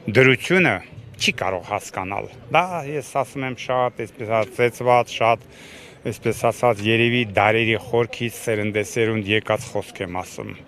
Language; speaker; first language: Armenian; native; Armenian